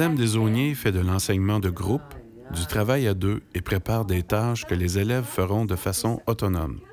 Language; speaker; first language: French; native; French